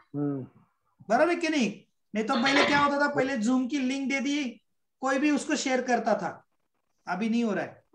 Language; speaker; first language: Hindi; non-native, local second language; Marathi